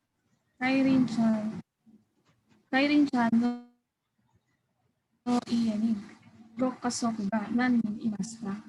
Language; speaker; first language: Japanese; non-native, learner; Filipino